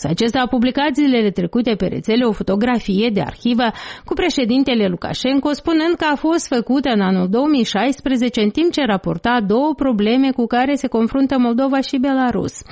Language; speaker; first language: Romanian; native; Romanian